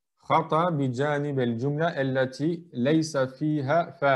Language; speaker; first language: Arabic; non-native, fluent; French